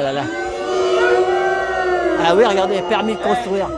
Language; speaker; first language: French; native; French